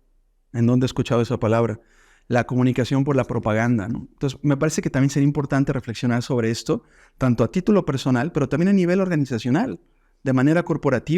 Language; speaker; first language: Spanish; native; Spanish